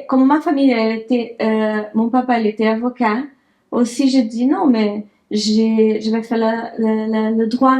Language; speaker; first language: French; non-native, learner; Portuguese